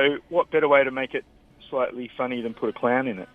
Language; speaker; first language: English; native; English